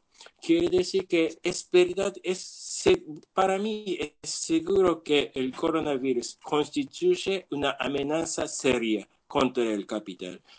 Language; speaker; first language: Spanish; non-native, learner; Japanese